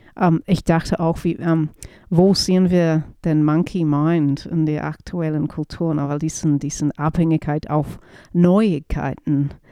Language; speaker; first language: German; non-native, fluent; English